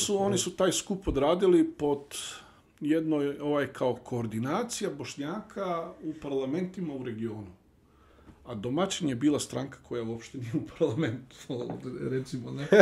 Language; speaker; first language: Bosnian; early bilingual, heritage; Bosnian